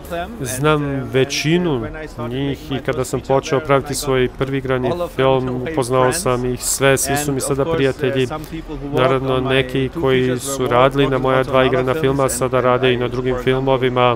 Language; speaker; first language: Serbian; early bilingual, heritage; Albanian